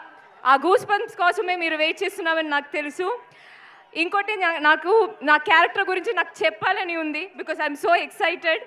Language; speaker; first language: Telugu; non-native, learner; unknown